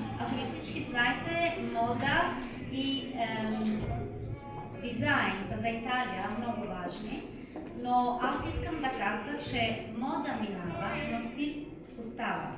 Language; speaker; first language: Bulgarian; non-native, learner; Italian